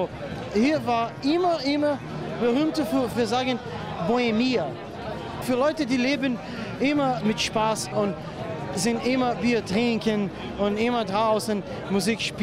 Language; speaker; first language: German; non-native, learner; Portuguese